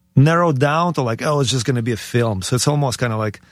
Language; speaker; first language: English; non-native, fluent; Russian